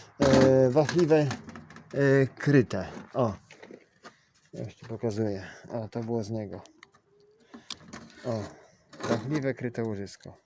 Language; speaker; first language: Polish; native; Polish